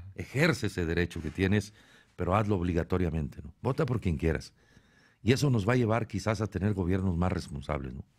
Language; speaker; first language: Spanish; native; Spanish